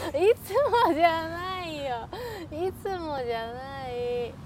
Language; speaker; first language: Japanese; non-native, learner; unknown